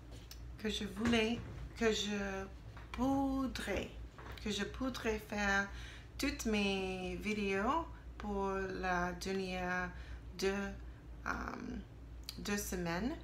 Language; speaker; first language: French; non-native, learner; English